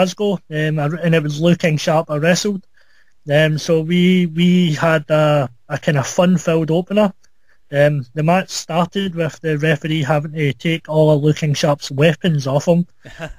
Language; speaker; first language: English; native; English